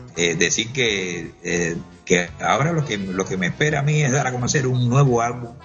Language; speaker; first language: Spanish; native; Spanish